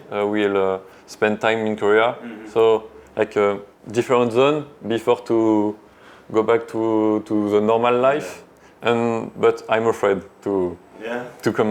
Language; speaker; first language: English; non-native, learner; French